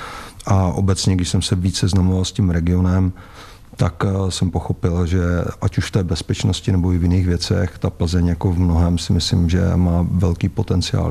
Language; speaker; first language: Czech; native; Czech